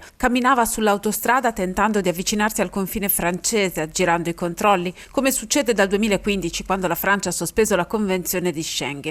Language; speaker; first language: Italian; native; Italian